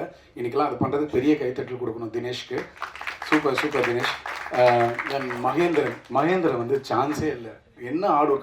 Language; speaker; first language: Tamil; native; Tamil